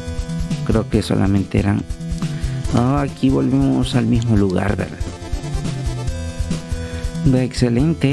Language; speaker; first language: Spanish; native; Spanish